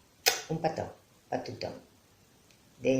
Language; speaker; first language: Catalan; non-native, local second language; Spanish